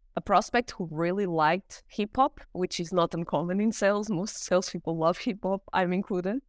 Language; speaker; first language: English; non-native, fluent; Portuguese